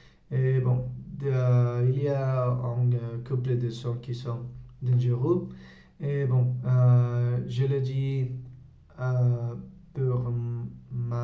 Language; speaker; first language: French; non-native, learner; Spanish